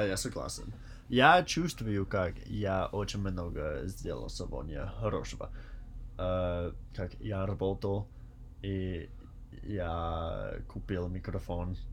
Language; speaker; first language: Russian; non-native, learner; English